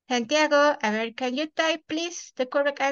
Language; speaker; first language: English; non-native, fluent; Spanish